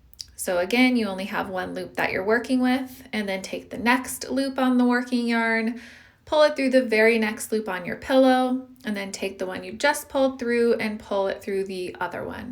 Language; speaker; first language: English; native; English